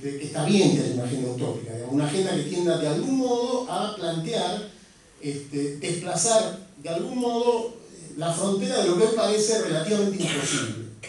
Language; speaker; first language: Spanish; native; Spanish